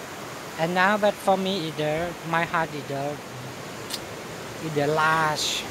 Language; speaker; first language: English; non-native, learner; Thai